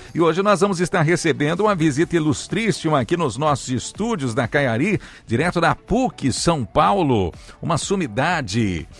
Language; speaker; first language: Portuguese; native; Portuguese